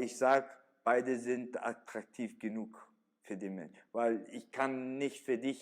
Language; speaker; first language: German; early bilingual, other home language; Italian